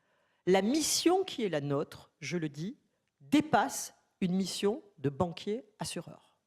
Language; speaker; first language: French; native; French